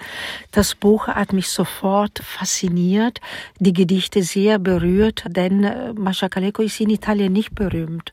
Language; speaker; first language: German; non-native, fluent; Italian